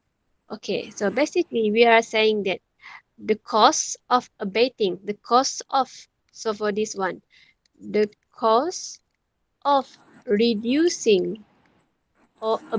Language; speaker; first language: English; non-native, local second language; Malay